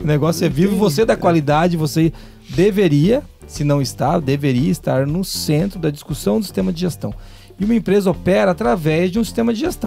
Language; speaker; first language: Portuguese; native; Portuguese